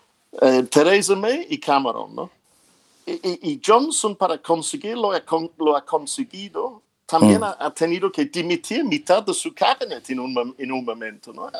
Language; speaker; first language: Spanish; non-native, fluent; English